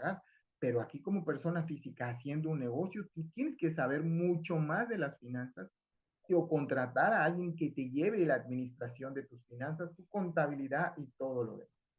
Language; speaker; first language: Spanish; native; Spanish